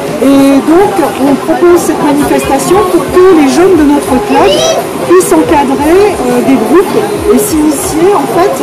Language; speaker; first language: French; native; French